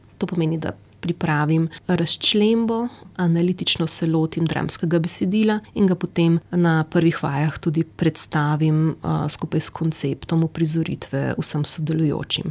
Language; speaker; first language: Slovenian; native; Slovenian